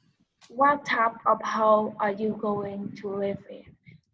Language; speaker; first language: English; non-native, learner; Vietnamese